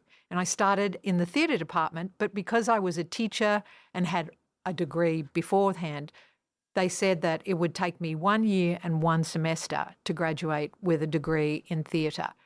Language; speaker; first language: English; non-native, fluent; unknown